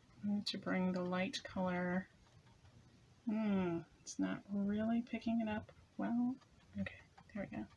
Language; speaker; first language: English; native; English